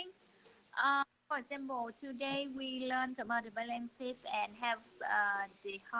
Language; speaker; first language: English; non-native, learner; Vietnamese